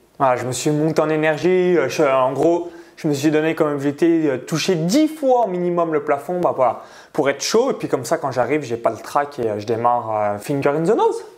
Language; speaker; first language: French; native; French